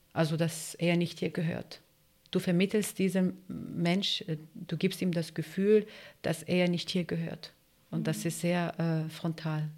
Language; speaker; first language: German; non-native, fluent; Kurdish